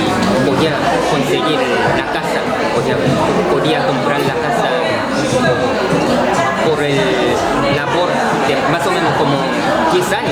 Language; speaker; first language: Spanish; non-native, fluent; Korean